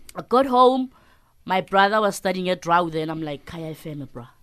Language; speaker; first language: English; non-native, local second language; Southern Sotho